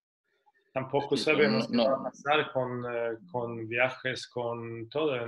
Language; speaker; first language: Spanish; non-native, fluent; Swedish